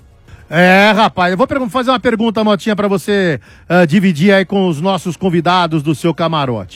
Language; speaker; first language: Portuguese; native; Portuguese